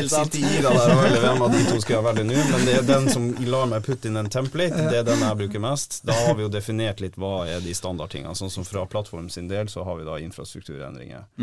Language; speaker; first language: Norwegian; native; Norwegian